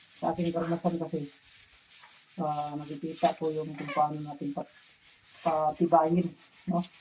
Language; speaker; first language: Filipino; non-native, local second language; Cebuano